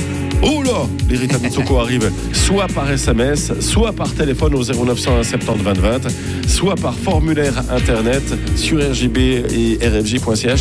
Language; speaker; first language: French; native; French